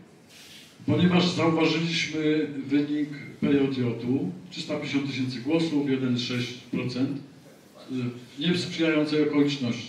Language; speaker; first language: Polish; native; Polish